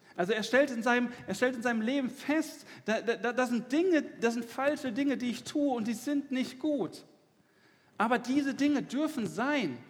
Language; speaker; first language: German; native; German